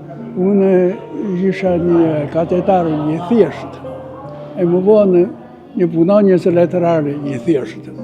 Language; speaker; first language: Albanian; non-native, fluent; Chinese